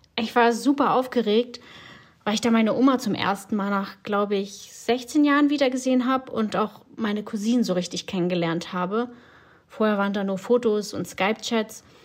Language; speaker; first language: German; early bilingual, other home language; Russian